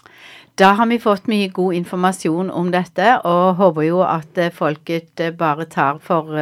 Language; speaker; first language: Norwegian; native; Norwegian